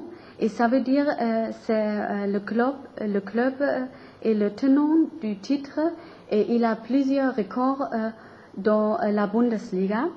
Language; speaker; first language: French; non-native, learner; German